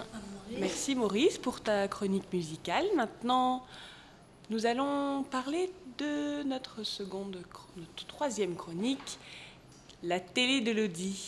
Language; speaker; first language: French; native; French